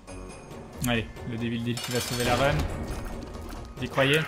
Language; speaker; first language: French; native; French